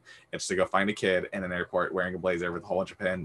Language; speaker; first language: English; native; English